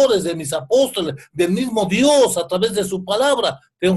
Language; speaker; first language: Spanish; native; Spanish